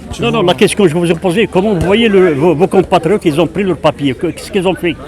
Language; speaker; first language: French; non-native, local second language; Arabic